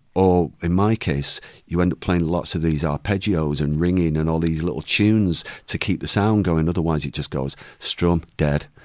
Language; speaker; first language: English; native; English